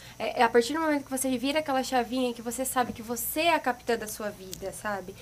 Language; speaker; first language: Portuguese; native; Portuguese